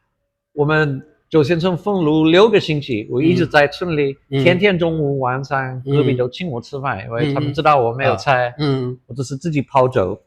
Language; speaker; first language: Chinese; non-native, fluent; English